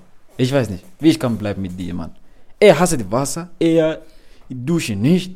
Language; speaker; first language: German; non-native, learner; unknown